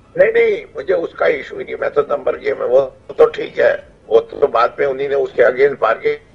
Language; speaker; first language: Urdu; native; Urdu